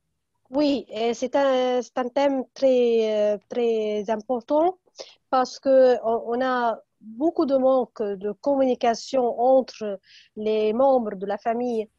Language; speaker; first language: French; non-native, fluent; Arabic